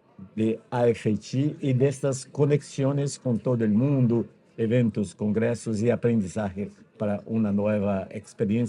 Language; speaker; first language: Spanish; non-native, fluent; Portuguese